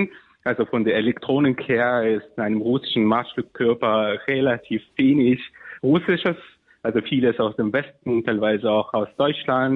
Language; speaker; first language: German; non-native, fluent; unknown